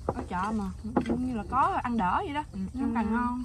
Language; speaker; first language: Vietnamese; native; Vietnamese